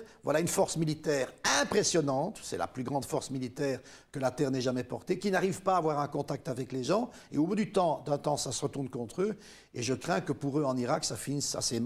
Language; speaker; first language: French; native; French